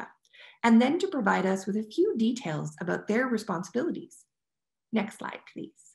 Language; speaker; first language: English; native; English